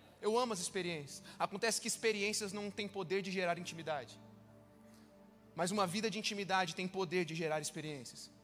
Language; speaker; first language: Portuguese; native; Portuguese